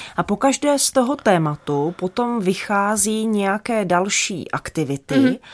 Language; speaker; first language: Czech; native; Czech